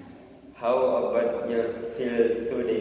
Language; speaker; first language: English; non-native, learner; Indonesian